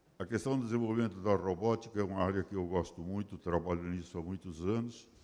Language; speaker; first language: Portuguese; early bilingual, other home language; Spanish